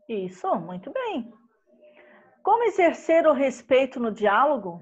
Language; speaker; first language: Portuguese; native; Portuguese